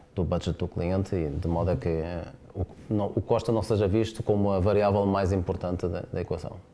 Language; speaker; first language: Spanish; non-native, learner; Portuguese